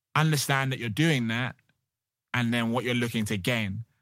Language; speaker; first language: English; native; English